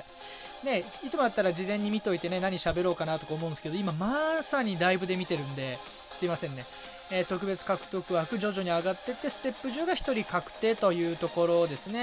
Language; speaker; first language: Japanese; native; Japanese